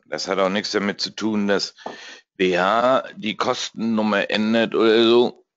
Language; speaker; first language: German; native; German